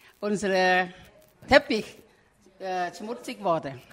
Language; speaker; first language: German; non-native, learner; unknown